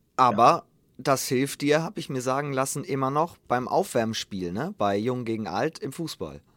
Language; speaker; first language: German; native; German